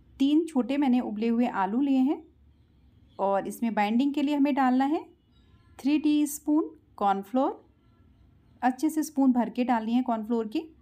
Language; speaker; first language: Hindi; native; Hindi